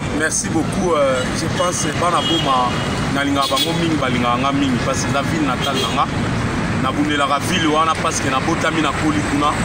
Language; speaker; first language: Lingala; non-native, local second language; Kongo